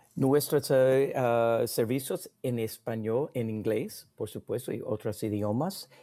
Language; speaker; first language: Spanish; non-native, learner; English